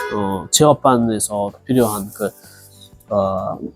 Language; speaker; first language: Korean; non-native, fluent; Uzbek